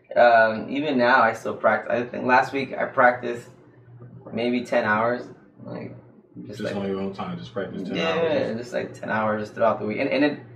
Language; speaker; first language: English; native; English